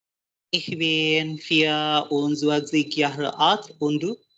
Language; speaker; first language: German; non-native, learner; Indonesian